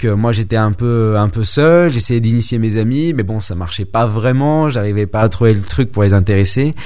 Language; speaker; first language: French; early bilingual, other home language; Vietnamese